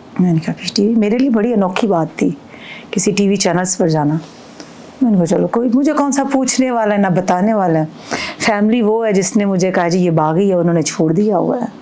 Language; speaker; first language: Urdu; non-native, local second language; Punjabi